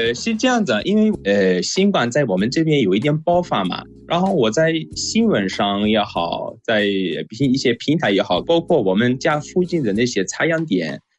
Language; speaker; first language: Chinese; non-native, fluent; Persian